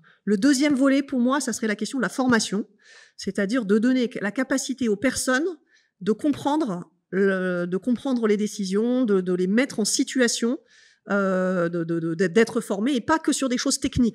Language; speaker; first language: French; native; French